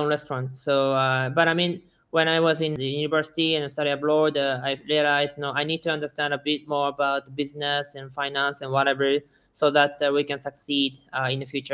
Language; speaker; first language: English; non-native, fluent; Japanese